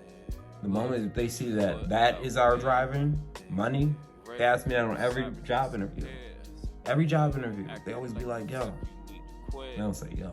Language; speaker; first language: English; native; English